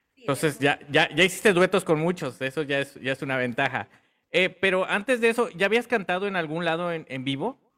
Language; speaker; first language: Spanish; native; Spanish